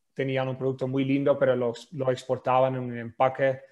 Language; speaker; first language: Spanish; non-native, fluent; Dutch